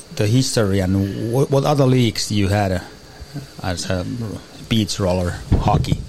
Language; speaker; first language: English; non-native, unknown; Finnish